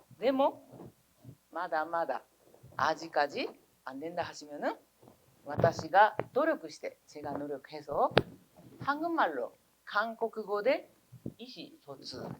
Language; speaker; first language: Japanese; native; Japanese